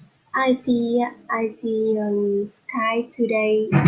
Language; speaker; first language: English; non-native, learner; Vietnamese